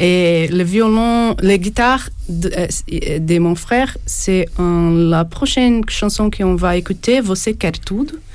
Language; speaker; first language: French; non-native, fluent; Portuguese